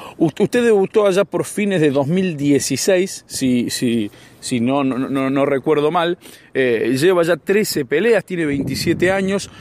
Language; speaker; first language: Spanish; native; Spanish